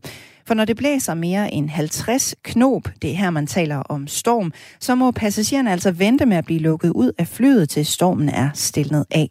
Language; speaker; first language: Danish; native; Danish